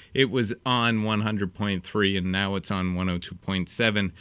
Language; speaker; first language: English; native; English